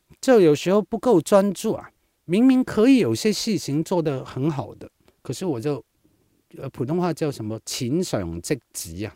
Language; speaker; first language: Chinese; non-native, local second language; Cantonese